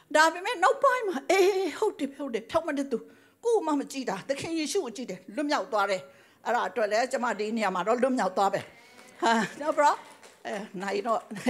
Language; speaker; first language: Burmese; non-native, local second language; Tedim Chin